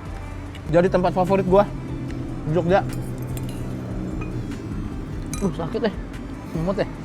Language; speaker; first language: Indonesian; native; Indonesian